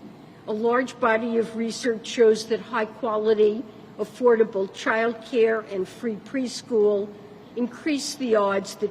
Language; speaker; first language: English; native; English